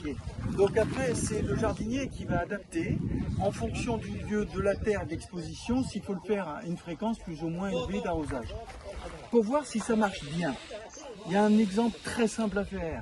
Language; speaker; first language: French; native; French